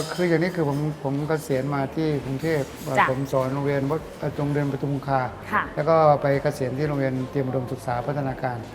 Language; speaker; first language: Thai; native; Thai